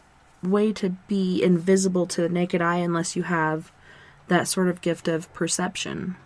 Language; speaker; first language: English; native; English